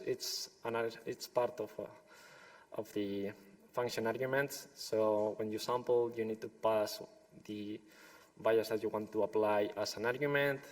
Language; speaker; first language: English; non-native, fluent; Spanish